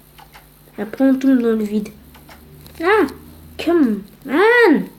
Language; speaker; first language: French; early bilingual, other home language; Polish